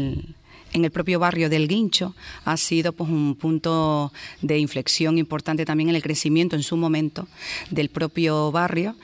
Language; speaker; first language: Spanish; native; Spanish